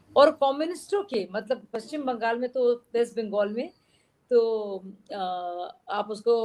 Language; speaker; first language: Hindi; native; Hindi